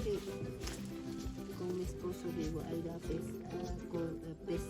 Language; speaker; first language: Spanish; non-native, local second language; Aymara